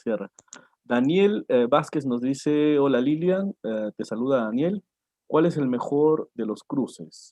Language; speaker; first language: Spanish; native; Spanish